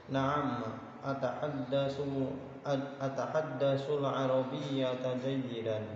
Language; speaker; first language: Arabic; non-native, learner; Indonesian